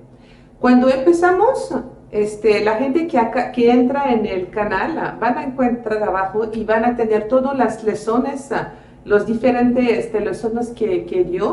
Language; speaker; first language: Spanish; non-native, fluent; French